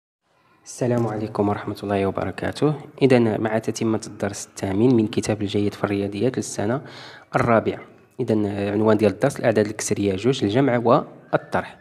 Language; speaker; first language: Arabic; native; Arabic